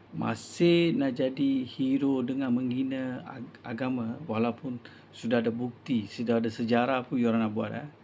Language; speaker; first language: Malay; non-native, local second language; Tamil